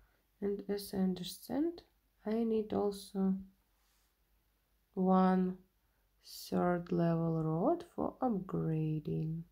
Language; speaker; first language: English; non-native, learner; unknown